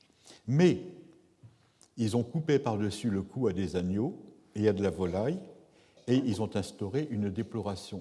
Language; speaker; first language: French; native; French